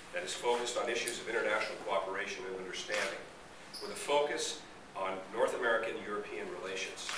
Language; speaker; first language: English; native; English